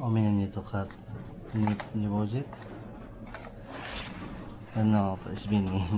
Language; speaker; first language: Russian; non-native, learner; Filipino